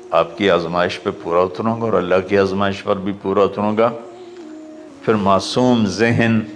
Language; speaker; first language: Urdu; non-native, local second language; Punjabi